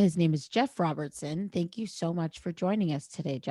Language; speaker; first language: English; native; English